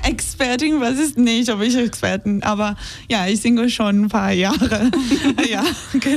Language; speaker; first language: German; non-native, fluent; Hebrew